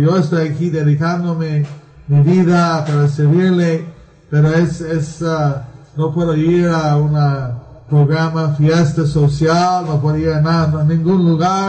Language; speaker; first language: Spanish; non-native, learner; Bangla